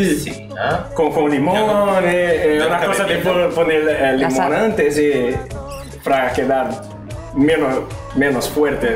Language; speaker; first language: Spanish; non-native, learner; Portuguese